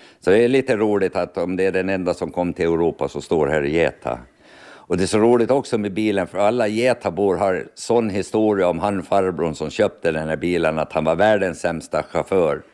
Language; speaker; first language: Swedish; native; Swedish